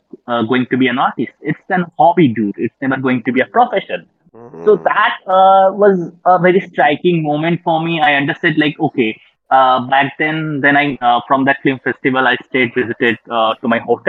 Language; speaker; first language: English; non-native, local second language; Bangla